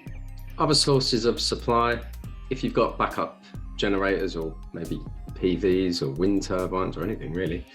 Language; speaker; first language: English; native; English